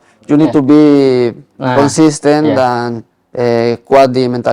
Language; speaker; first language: English; non-native, learner; Spanish